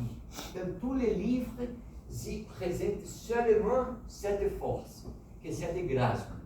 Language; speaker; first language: French; non-native, fluent; Portuguese